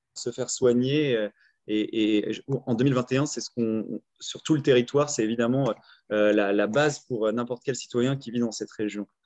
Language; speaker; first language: French; native; French